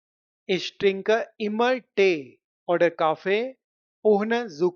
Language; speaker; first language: German; non-native, fluent; Hindi